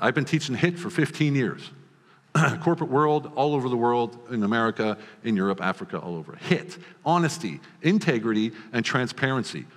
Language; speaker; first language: English; native; English